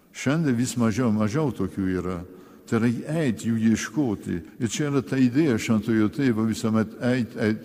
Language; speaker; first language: Lithuanian; early bilingual, heritage; Lithuanian